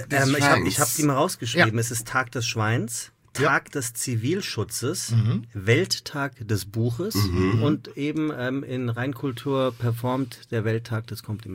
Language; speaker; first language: German; native; German